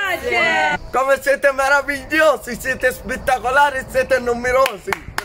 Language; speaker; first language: Italian; native; Italian